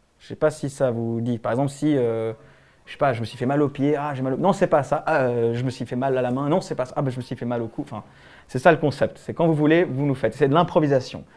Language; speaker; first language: French; early bilingual, other home language; Spanish